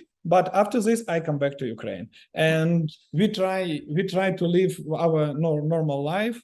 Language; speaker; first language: English; non-native, learner; Ukrainian